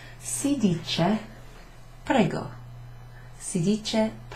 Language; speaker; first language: Italian; non-native, fluent; English